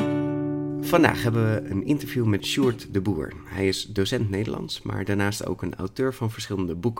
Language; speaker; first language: Dutch; native; Dutch